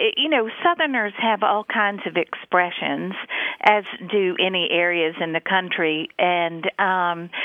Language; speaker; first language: English; native; English